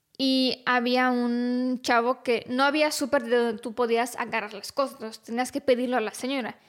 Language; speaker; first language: Spanish; non-native, fluent; Romanian